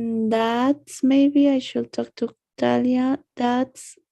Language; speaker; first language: English; non-native, learner; Spanish